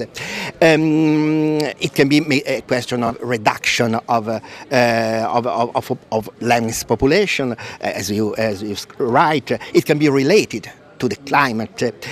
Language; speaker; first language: English; non-native, fluent; Italian